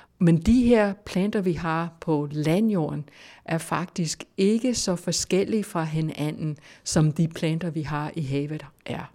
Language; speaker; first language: Danish; non-native, fluent; English